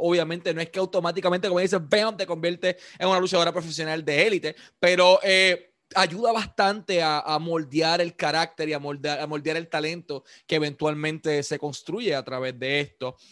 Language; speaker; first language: Spanish; native; Spanish